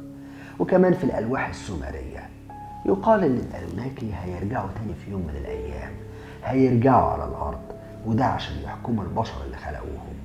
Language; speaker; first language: Arabic; native; Arabic